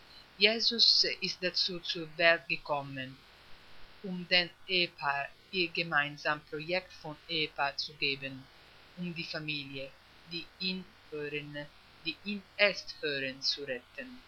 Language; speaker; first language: German; non-native, fluent; Italian